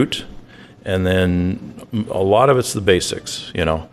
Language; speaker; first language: English; native; English